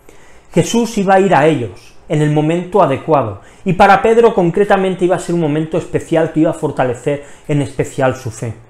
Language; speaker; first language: Spanish; native; Spanish